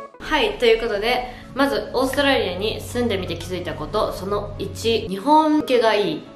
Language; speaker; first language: Japanese; native; Japanese